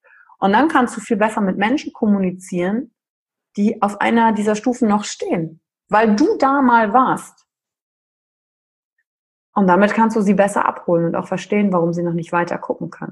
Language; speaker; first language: German; native; German